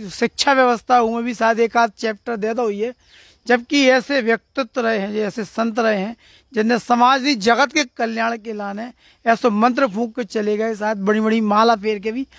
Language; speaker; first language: Hindi; native; Hindi